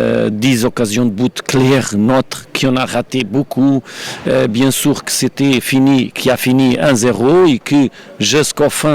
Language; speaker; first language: French; non-native, learner; Portuguese